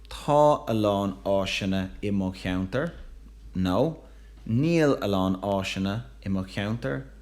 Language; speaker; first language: Irish; non-native, local second language; English